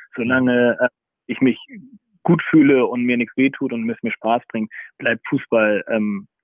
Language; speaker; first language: German; native; German